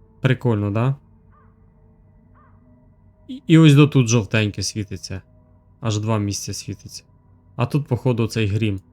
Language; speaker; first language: Ukrainian; native; Ukrainian